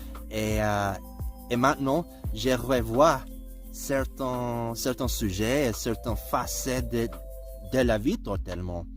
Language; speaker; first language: French; non-native, learner; English